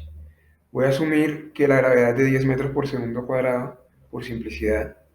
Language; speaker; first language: Spanish; native; Spanish